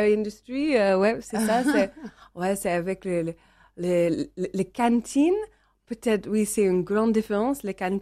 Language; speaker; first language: French; non-native, learner; English